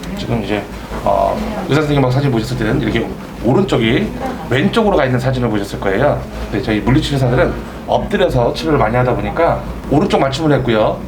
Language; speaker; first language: Korean; native; Korean